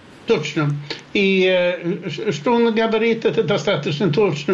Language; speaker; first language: Russian; non-native, fluent; Swedish